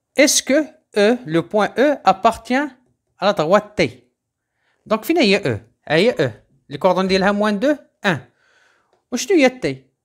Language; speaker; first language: French; non-native, local second language; Arabic